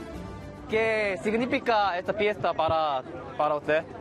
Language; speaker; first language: Spanish; non-native, learner; Korean